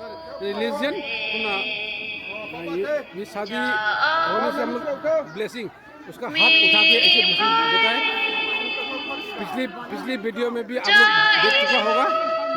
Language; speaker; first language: Hindi; non-native, local second language; Rongmei Naga